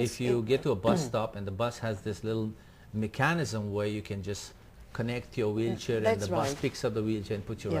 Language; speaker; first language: English; non-native, fluent; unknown